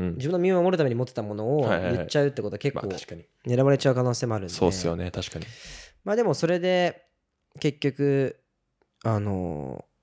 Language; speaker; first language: Japanese; early bilingual, other home language; Portuguese